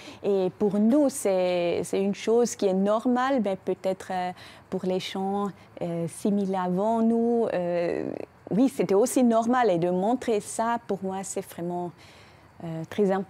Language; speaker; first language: French; non-native, local second language; German